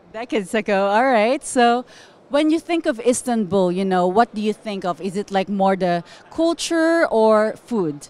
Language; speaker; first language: English; non-native, local second language; Filipino